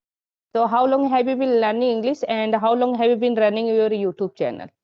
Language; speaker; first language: English; non-native, learner; Hindi